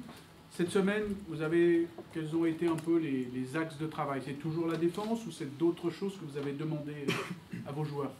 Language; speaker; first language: French; native; French